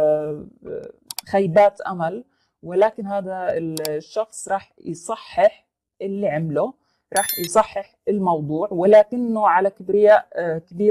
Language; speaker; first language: Arabic; native; Arabic